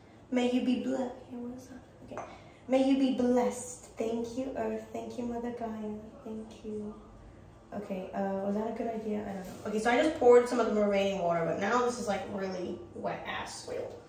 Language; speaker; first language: English; native; English